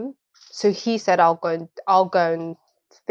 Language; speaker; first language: English; early bilingual, other home language; Swahili